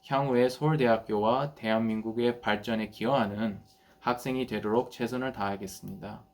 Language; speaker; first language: Korean; early bilingual, heritage; Korean